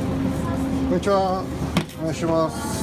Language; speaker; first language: Japanese; non-native, learner; English